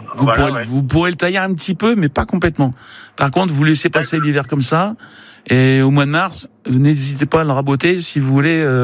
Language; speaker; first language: French; native; French